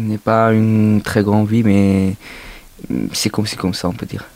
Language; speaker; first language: French; non-native, learner; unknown